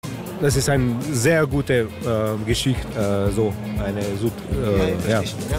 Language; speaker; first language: German; non-native, learner; Slovenian